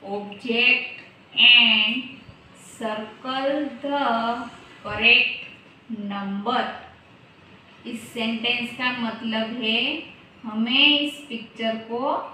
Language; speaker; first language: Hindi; non-native, local second language; Gujarati